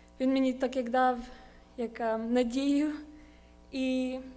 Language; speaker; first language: Ukrainian; early bilingual, heritage; Ukrainian